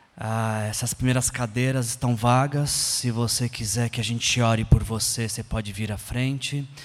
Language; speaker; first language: Portuguese; native; Portuguese